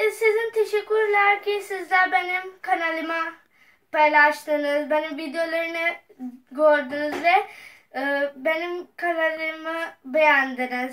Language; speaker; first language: Turkish; non-native, learner; Urdu